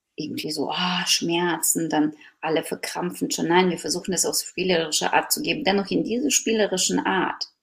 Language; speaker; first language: German; non-native, fluent; Ukrainian